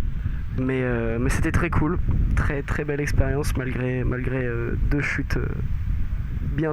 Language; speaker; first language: French; native; French